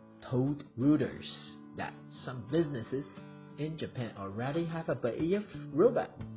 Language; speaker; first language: English; non-native, fluent; Chinese